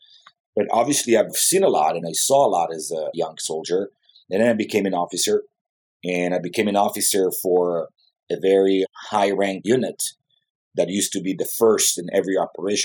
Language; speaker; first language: English; non-native, fluent; Hebrew